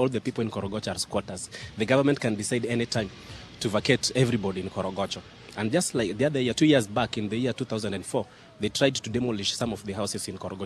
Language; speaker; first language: English; non-native, local second language; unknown